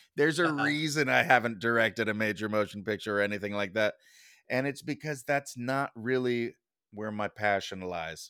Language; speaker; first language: English; native; English